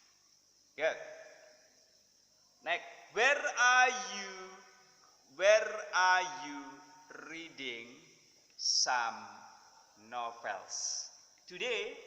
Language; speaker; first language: English; non-native, fluent; Indonesian